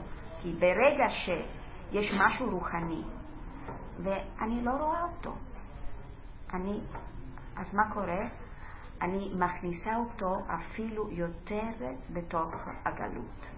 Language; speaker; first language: Hebrew; non-native, fluent; Italian